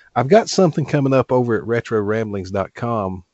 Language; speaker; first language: English; native; English